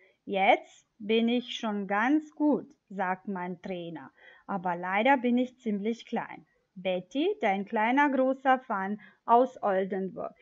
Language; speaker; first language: German; non-native, fluent; Macedonian